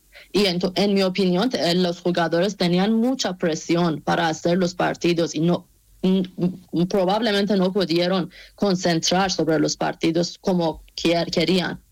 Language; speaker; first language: Spanish; non-native, fluent; Persian